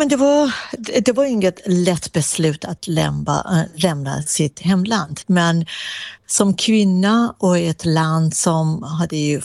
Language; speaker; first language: Swedish; non-native, fluent; Persian